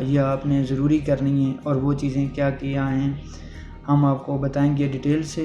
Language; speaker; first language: Urdu; non-native, local second language; Punjabi